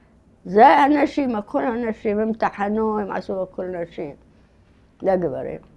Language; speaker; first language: Hebrew; early bilingual, other home language; Arabic